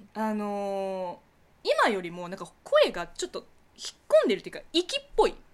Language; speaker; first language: Japanese; non-native, fluent; Chinese